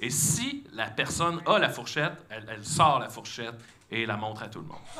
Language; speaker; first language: French; native; French